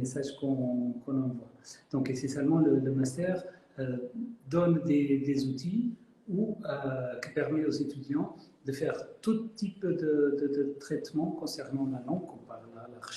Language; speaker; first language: French; non-native, fluent; Spanish